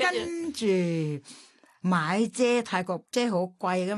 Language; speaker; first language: Cantonese; non-native, fluent; Thai